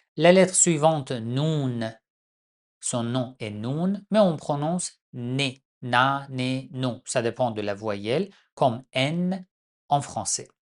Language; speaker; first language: French; non-native, fluent; Persian